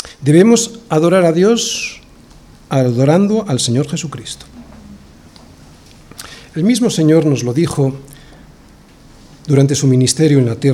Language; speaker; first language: Spanish; native; Spanish